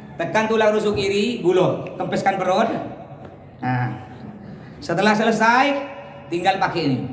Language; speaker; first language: Malay; native; Malay